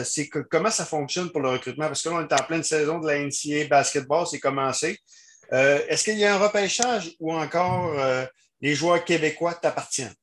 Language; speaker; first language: French; native; French